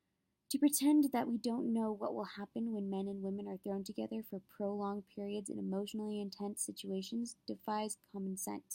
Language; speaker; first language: English; native; English